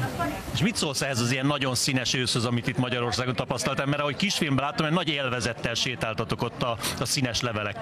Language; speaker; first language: Hungarian; native; Hungarian